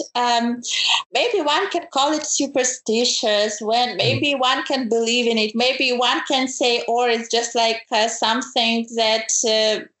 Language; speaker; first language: English; non-native, fluent; Ukrainian